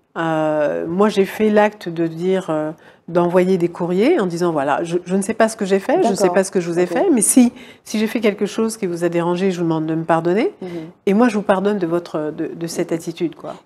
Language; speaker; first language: French; native; French